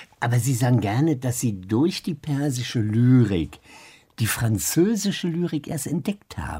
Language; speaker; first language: German; native; German